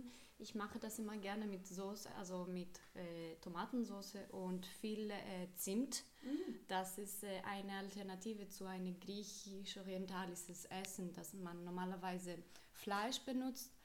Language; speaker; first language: German; non-native, fluent; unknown